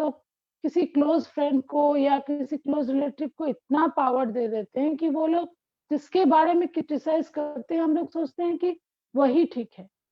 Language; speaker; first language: Hindi; non-native, local second language; Bangla